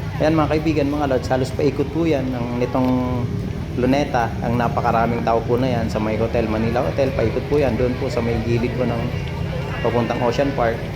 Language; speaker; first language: Filipino; native; Filipino